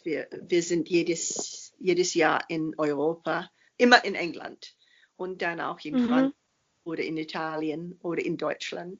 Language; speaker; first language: German; non-native, fluent; English